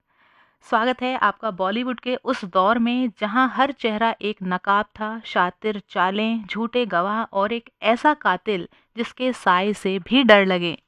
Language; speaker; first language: Hindi; native; Hindi